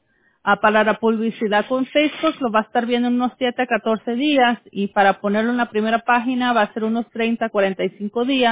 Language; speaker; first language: Spanish; early bilingual, heritage; English